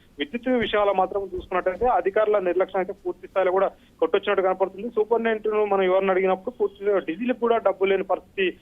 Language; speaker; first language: Telugu; native; Telugu